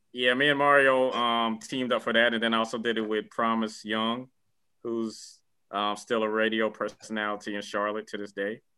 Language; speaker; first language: English; native; English